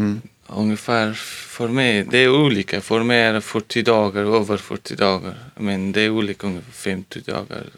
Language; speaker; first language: Swedish; non-native, learner; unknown